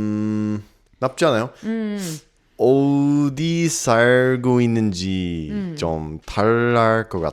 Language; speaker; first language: Korean; non-native, learner; English